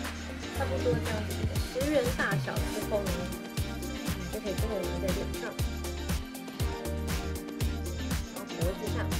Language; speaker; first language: Chinese; native; Chinese